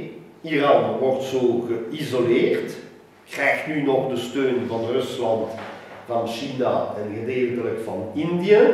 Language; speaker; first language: Dutch; non-native, local second language; French